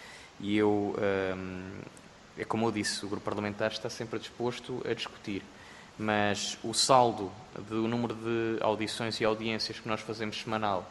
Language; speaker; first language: Portuguese; native; Portuguese